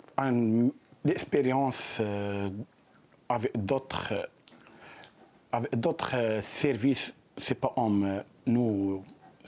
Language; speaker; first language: French; non-native, learner; Arabic